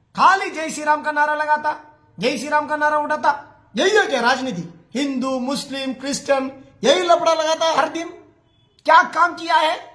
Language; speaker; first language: Hindi; non-native, local second language; Telugu